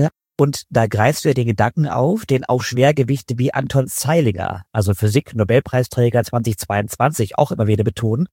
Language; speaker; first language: German; native; German